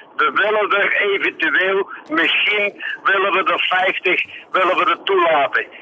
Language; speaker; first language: Dutch; native; Dutch